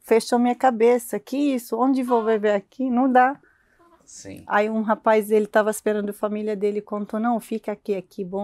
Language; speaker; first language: Portuguese; non-native, learner; Arabic